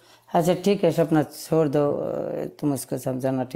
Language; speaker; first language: Hindi; non-native, learner; Bangla